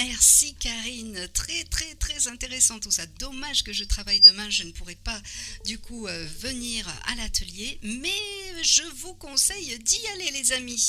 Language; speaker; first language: French; native; French